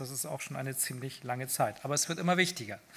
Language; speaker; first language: German; native; German